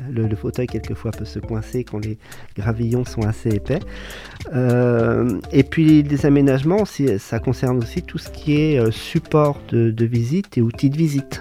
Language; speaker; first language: French; native; French